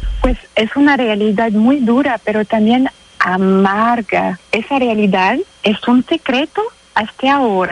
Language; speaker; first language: Spanish; non-native, fluent; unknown